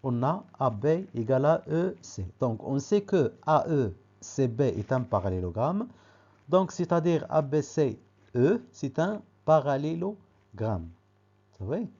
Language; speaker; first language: French; non-native, local second language; Arabic